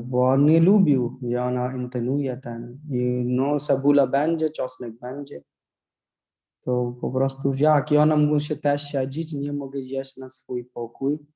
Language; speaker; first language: Polish; non-native, learner; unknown